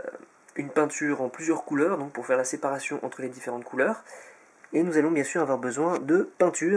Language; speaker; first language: French; native; French